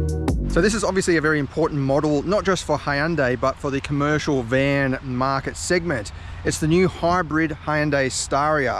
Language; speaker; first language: English; native; English